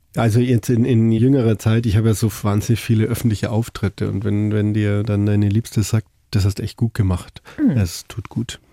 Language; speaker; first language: German; native; German